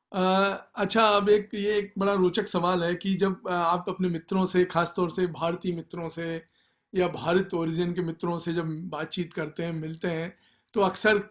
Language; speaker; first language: Hindi; native; Hindi